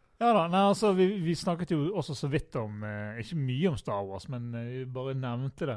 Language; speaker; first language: Norwegian; native; Norwegian